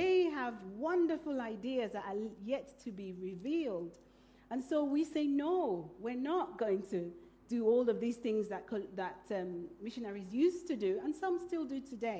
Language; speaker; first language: English; non-native, local second language; Yoruba